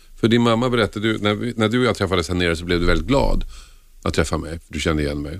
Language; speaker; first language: Swedish; native; Swedish